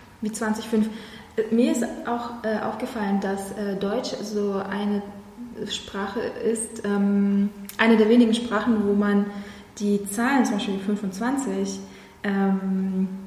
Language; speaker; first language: German; non-native, fluent; Russian